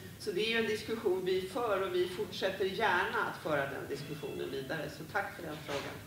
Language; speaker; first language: Swedish; native; Swedish